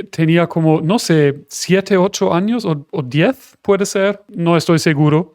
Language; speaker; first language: Spanish; non-native, fluent; German